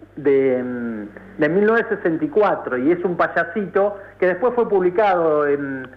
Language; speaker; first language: Spanish; native; Spanish